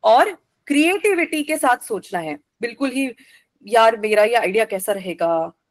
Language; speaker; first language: Hindi; non-native, local second language; Marathi